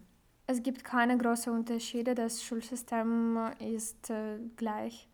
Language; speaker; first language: German; non-native, learner; Ukrainian